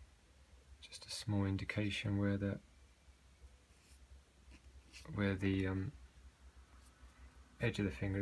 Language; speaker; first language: English; native; English